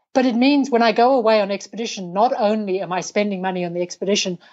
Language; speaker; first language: English; native; English